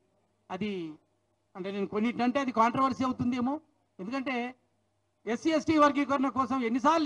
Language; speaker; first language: Telugu; native; Telugu